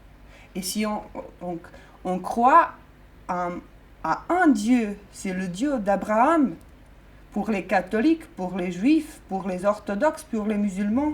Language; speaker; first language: French; non-native, fluent; Bosnian